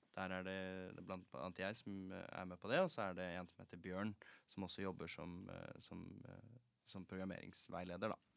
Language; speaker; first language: Norwegian; native; Norwegian